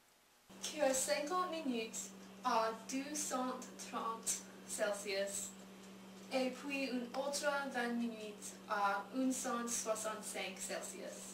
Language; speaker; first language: French; non-native, learner; English